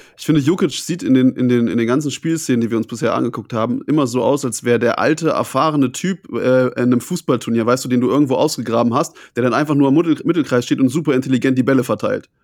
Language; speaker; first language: German; native; German